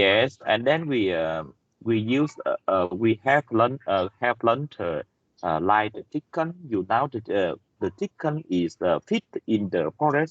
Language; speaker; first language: English; non-native, learner; Vietnamese